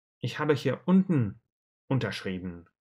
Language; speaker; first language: German; non-native, fluent; Russian